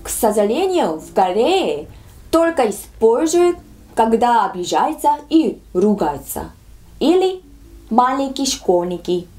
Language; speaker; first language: Russian; non-native, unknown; Korean